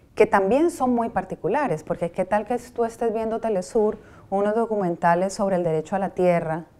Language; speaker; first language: Spanish; native; Spanish